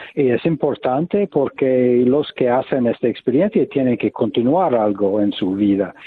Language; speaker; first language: Spanish; non-native, fluent; English